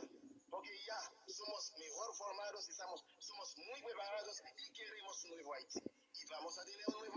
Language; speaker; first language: Spanish; non-native, fluent; Haitian Creole